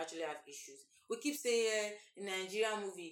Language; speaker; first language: English; non-native, local second language; Igbo